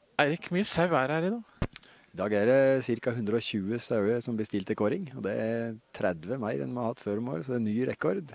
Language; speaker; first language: Norwegian; native; Norwegian